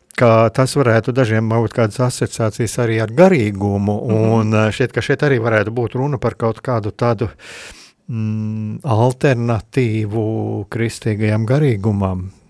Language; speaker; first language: Latvian; native; Latvian